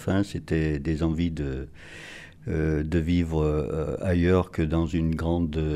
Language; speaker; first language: French; native; French